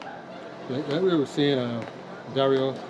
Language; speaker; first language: English; native; English